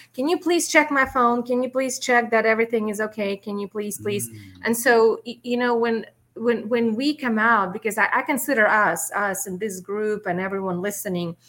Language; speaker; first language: English; non-native, fluent; Russian